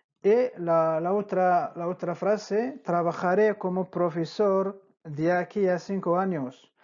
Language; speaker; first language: Spanish; non-native, fluent; Arabic